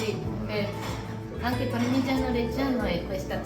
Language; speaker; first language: Italian; non-native, learner; Japanese